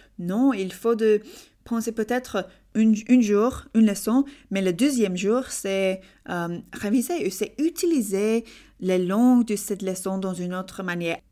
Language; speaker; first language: French; non-native, learner; English